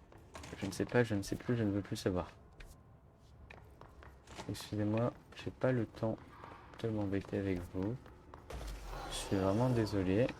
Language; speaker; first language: French; native; French